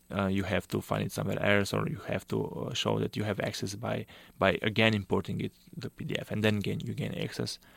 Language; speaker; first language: English; non-native, fluent; Slovenian